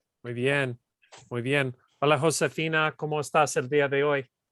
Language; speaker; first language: Spanish; non-native, fluent; English